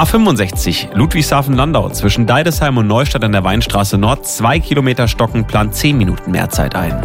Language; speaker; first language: German; native; German